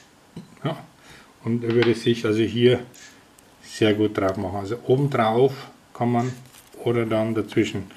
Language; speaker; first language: German; native; German